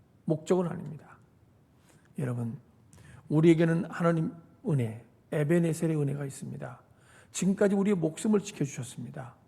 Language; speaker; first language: Korean; native; Korean